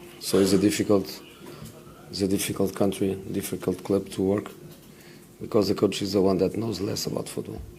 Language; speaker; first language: English; non-native, fluent; Portuguese